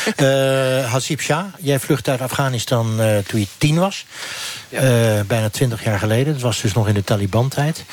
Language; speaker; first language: Dutch; native; Dutch